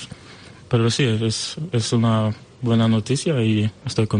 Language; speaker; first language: Spanish; non-native, learner; French